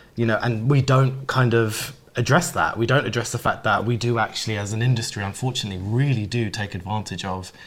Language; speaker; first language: English; early bilingual, other home language; Urdu